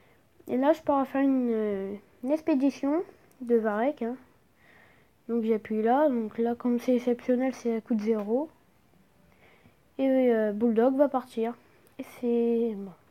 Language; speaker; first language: French; native; French